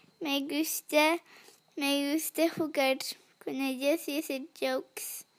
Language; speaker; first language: Spanish; early bilingual, heritage; English